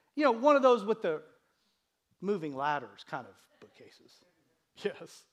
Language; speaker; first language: English; native; English